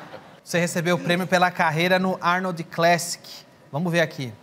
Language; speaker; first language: Portuguese; native; Portuguese